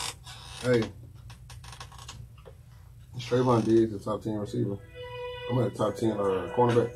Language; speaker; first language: English; native; English